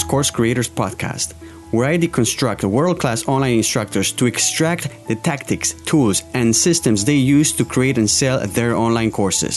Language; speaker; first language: English; non-native, fluent; Spanish